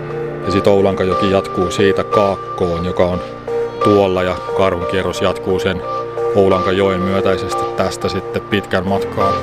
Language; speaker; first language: Finnish; native; Finnish